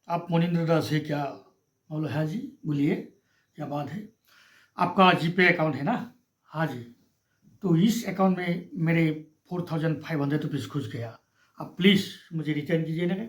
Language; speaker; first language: Hindi; non-native, local second language; Assamese